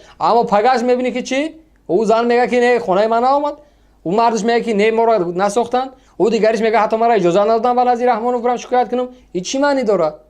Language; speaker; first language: Tajik; native; Tajik